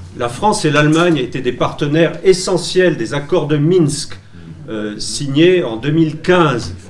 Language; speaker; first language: French; native; French